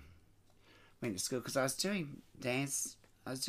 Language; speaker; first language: English; native; English